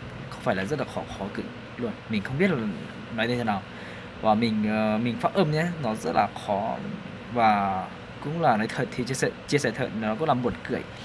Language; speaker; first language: Vietnamese; non-native, fluent; Lao